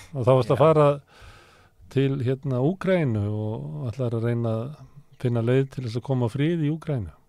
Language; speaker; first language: Icelandic; native; Icelandic